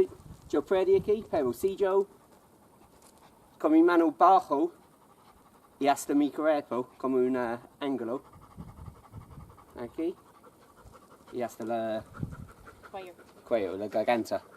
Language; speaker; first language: Spanish; non-native, learner; English